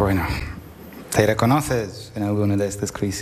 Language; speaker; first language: Spanish; non-native, fluent; Italian